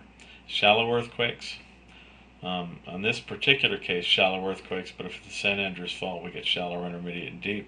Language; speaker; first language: English; native; English